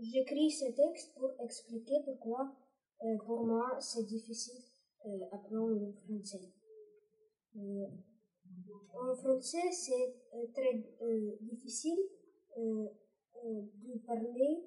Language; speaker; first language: French; non-native, learner; Ukrainian